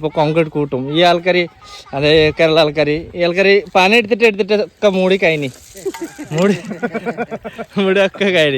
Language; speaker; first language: Malayalam; non-native, learner; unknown